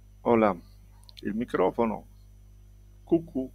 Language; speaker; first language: Spanish; non-native, fluent; Italian